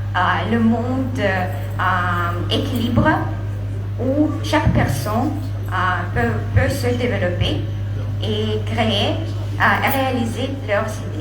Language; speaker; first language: French; non-native, fluent; Russian